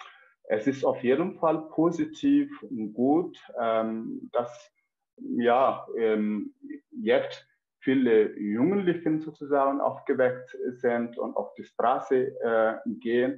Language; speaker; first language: German; non-native, fluent; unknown